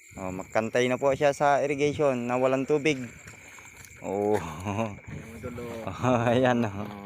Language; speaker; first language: Filipino; native; Filipino